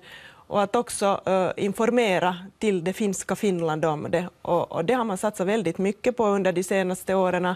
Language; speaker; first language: Swedish; native; Swedish